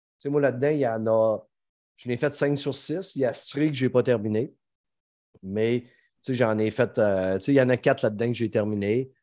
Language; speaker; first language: French; native; French